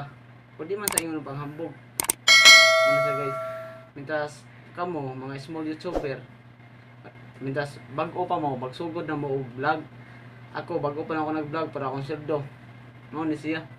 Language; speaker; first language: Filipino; non-native, local second language; Cebuano